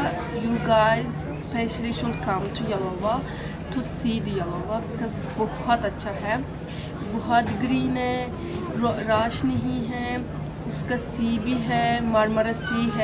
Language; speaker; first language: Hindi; non-native, learner; Turkish